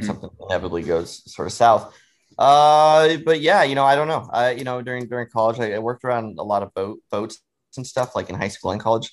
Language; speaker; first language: English; native; English